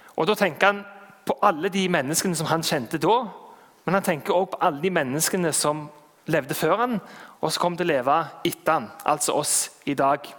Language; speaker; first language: Norwegian; native; Norwegian